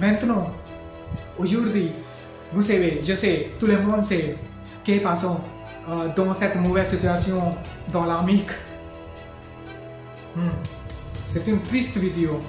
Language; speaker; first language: French; non-native, learner; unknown